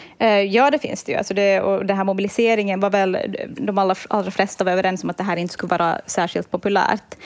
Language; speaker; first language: Swedish; native; Swedish